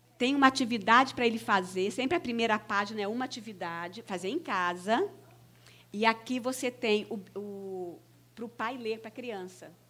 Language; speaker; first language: Portuguese; native; Portuguese